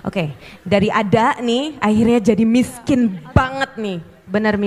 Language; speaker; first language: Indonesian; native; Indonesian